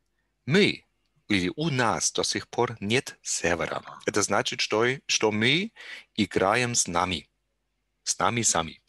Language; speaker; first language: Russian; non-native, learner; German